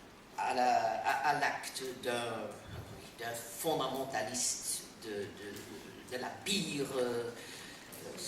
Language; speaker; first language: French; non-native, fluent; Dutch